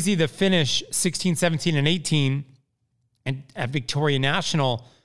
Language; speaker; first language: English; native; English